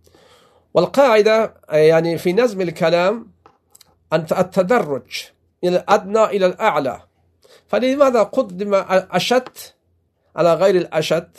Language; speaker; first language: Arabic; non-native, fluent; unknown